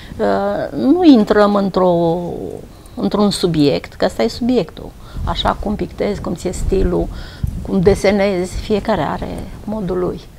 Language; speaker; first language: Romanian; native; Romanian